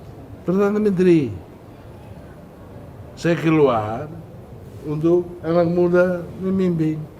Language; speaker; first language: Indonesian; non-native, fluent; Tetum